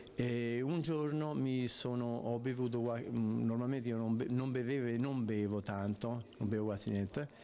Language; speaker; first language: Italian; native; Italian